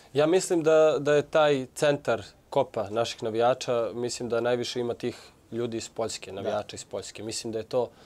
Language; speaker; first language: Serbian; native; Serbian